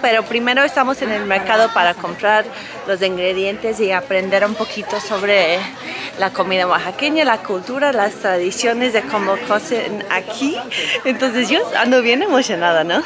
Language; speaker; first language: Spanish; non-native, fluent; English